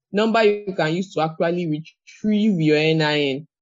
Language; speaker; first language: English; non-native, local second language; Yoruba